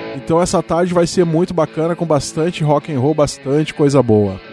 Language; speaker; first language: Portuguese; native; Portuguese